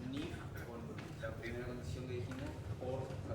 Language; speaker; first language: Spanish; native; Spanish